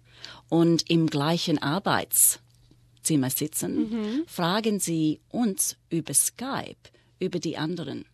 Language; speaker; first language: German; non-native, fluent; English